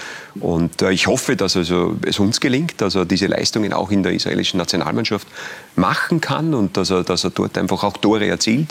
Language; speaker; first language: German; native; German